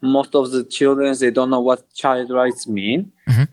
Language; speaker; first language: English; non-native, learner; Arabic